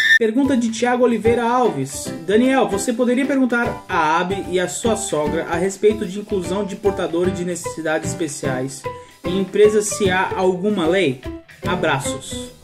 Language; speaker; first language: Portuguese; native; Portuguese